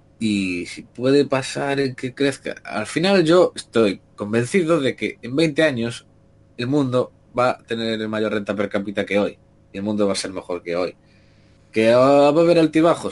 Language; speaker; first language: Spanish; native; Spanish